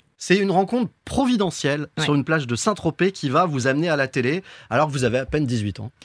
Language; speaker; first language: French; native; French